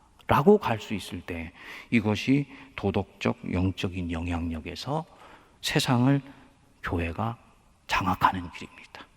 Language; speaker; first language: Korean; native; Korean